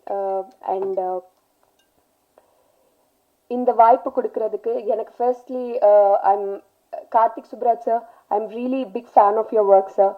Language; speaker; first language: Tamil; non-native, learner; Telugu